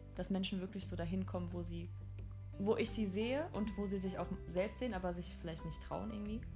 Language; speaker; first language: German; native; German